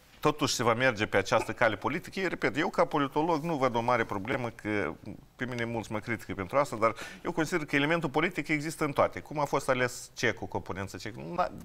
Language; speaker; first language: Romanian; native; Romanian